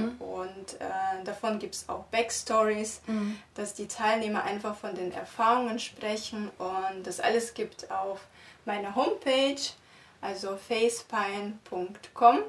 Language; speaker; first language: German; non-native, fluent; Russian